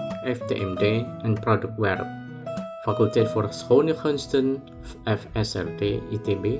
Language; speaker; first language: Dutch; non-native, fluent; Indonesian